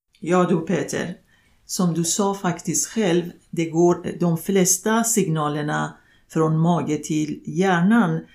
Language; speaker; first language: Swedish; non-native, fluent; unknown